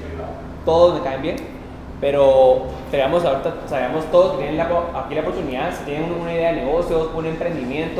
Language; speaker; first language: Spanish; native; Spanish